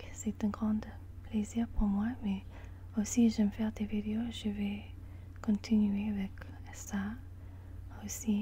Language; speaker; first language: French; non-native, learner; English